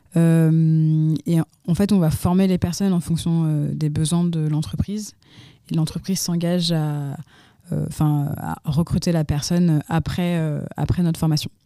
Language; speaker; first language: French; native; French